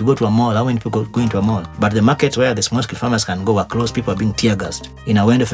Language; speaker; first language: English; non-native, local second language; Luo (Kenya and Tanzania)